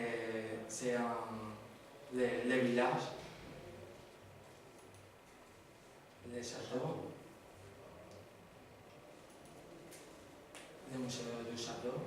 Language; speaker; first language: French; non-native, learner; Spanish